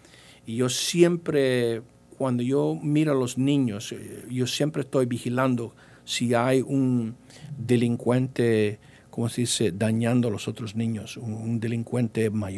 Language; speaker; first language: Spanish; early bilingual, heritage; English